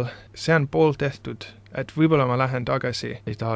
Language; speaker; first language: Estonian; non-native, fluent; English